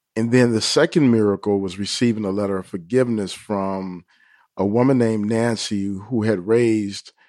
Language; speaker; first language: English; native; English